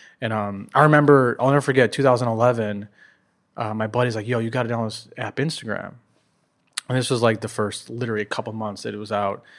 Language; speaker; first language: English; native; English